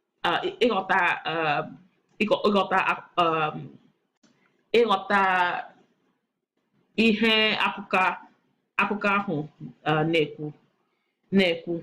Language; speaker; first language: Igbo; non-native, learner; English